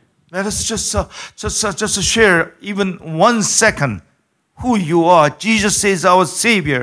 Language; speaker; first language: English; non-native, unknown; Korean